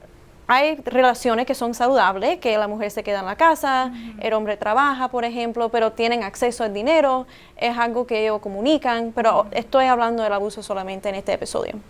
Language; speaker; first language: Spanish; early bilingual, heritage; Spanish